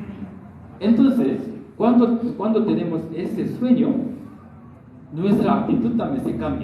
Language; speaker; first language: Spanish; non-native, learner; Korean